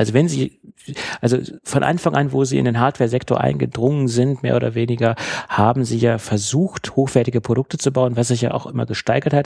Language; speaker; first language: German; native; German